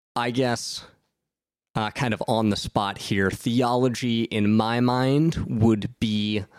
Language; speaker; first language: English; native; English